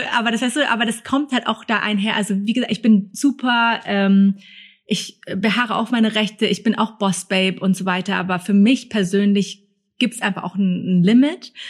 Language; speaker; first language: German; early bilingual, other home language; Thai